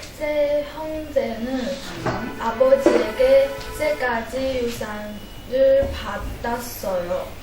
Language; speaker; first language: Korean; non-native, learner; Chinese